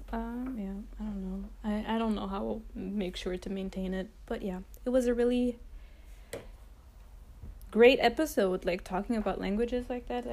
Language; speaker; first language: English; non-native, local second language; French